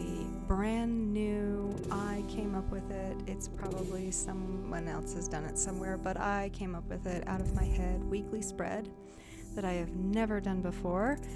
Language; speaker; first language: English; native; English